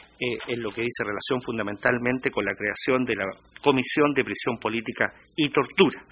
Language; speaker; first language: Spanish; native; Spanish